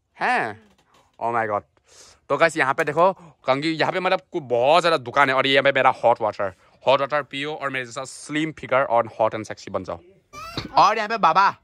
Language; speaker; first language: Hindi; non-native, local second language; Assamese